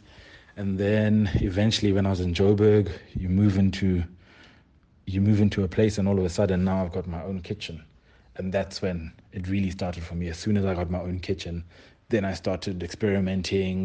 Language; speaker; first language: English; non-native, local second language; Xhosa